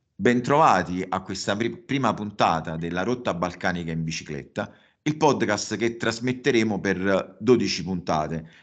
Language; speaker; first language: Italian; native; Italian